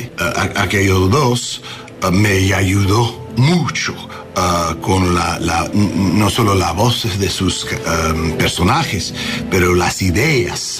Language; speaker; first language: Spanish; non-native, learner; English